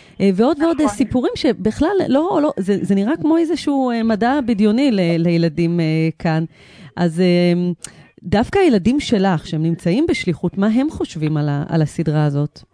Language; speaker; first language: Hebrew; native; Hebrew